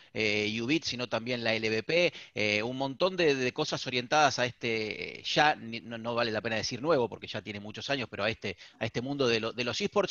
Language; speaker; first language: Spanish; native; Spanish